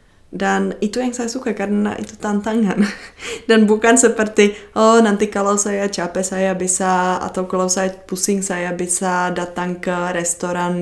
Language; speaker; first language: Indonesian; non-native, fluent; Czech